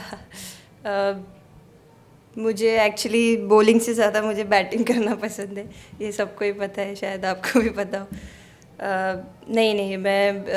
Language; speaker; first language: Hindi; native; Hindi